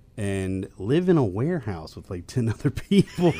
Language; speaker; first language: English; native; English